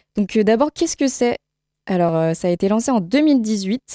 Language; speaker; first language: French; native; French